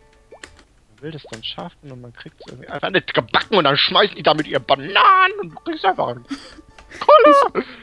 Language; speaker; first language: German; native; German